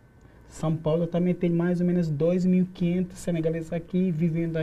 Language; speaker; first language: Portuguese; non-native, learner; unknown